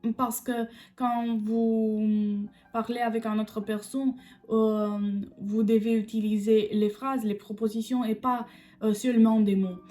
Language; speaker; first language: French; non-native, learner; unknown